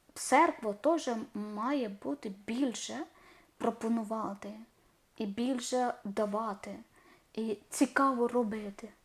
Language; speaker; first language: Ukrainian; non-native, learner; Malayalam